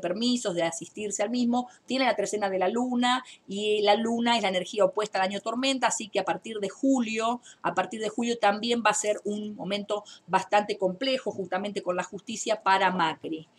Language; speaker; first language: Spanish; native; Spanish